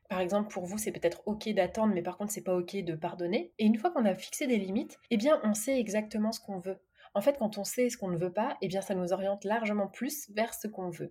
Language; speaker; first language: French; native; French